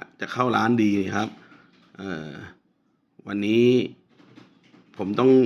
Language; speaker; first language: Thai; native; Thai